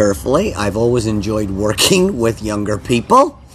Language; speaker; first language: English; native; English